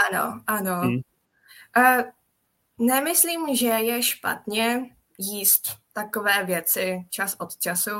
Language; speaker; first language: Czech; non-native, fluent; Japanese